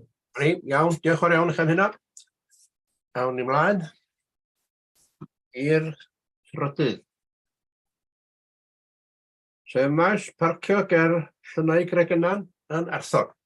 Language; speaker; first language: Welsh; native; Welsh